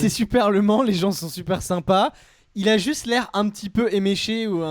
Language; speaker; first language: French; native; French